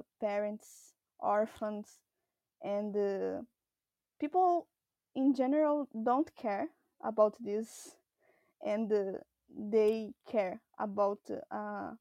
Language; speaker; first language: English; non-native, learner; Portuguese